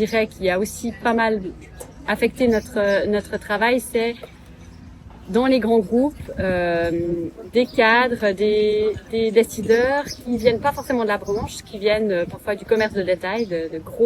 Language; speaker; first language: French; native; French